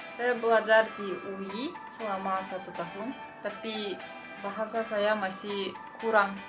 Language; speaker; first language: Indonesian; non-native, learner; Russian